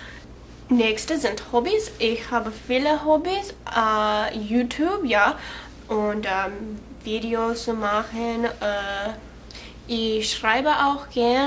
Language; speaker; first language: German; non-native, learner; English